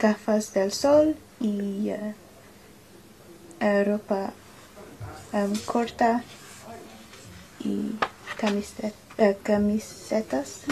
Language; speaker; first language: Spanish; non-native, learner; English